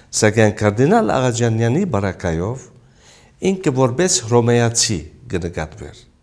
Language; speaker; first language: Armenian; early bilingual, heritage; Armenian